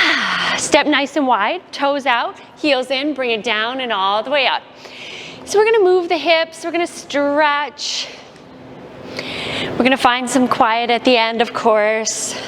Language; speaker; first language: English; native; English